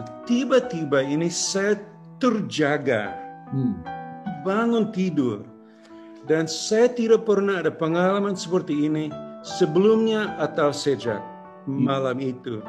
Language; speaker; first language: Indonesian; non-native, local second language; English